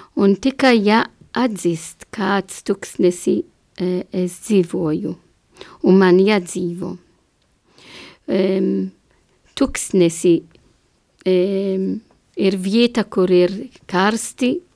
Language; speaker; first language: Latvian; non-native, learner; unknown